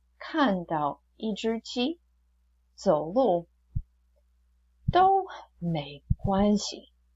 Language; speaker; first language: Chinese; non-native, fluent; English